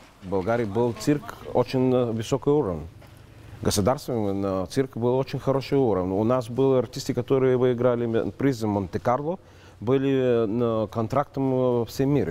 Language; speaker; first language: Russian; non-native, learner; Bulgarian